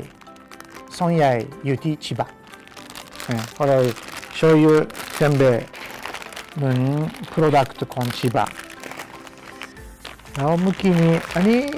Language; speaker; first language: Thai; non-native, fluent; Japanese